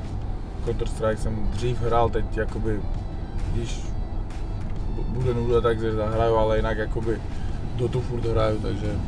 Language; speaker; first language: Czech; non-native, fluent; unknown